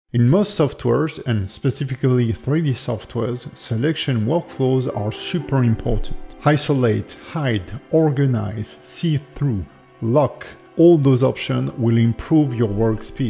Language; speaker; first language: English; non-native, fluent; French